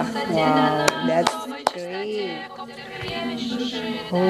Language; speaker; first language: English; non-native, learner; Indonesian